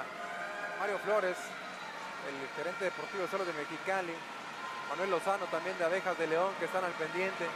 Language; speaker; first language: Spanish; native; Spanish